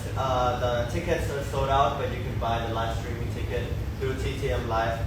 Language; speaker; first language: English; non-native, fluent; Thai